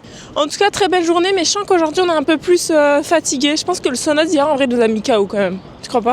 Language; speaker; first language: French; native; French